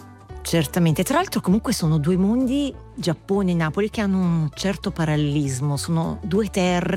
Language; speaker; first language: Italian; native; Italian